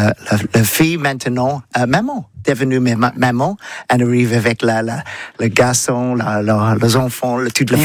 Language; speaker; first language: French; non-native, learner; English